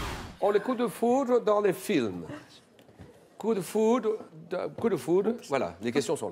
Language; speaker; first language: French; native; French